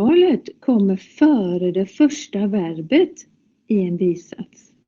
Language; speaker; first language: Swedish; non-native, learner; Spanish